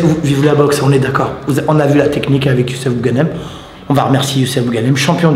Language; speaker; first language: French; native; French